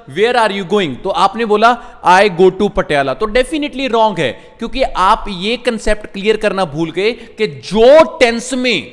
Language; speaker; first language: Hindi; non-native, local second language; Punjabi